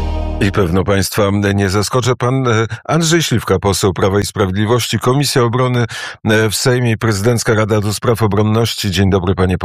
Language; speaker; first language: Polish; native; Polish